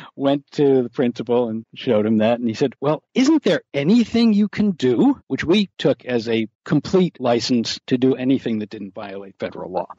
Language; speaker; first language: English; native; English